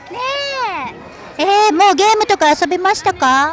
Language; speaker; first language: Japanese; native; Japanese